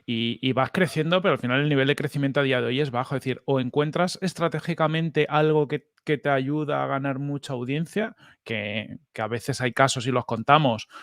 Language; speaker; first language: Spanish; native; Spanish